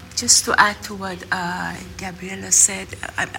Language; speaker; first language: English; non-native, fluent; Persian